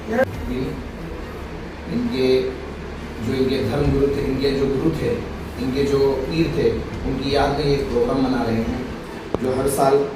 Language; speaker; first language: Hindi; non-native, local second language; Urdu